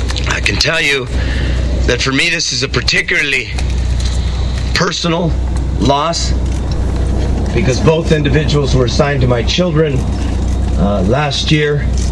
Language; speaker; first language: English; native; English